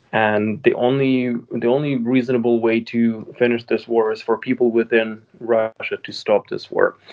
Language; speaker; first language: English; non-native, fluent; Ukrainian